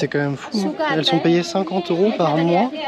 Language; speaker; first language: French; native; French